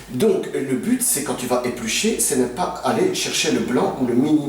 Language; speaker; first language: French; native; French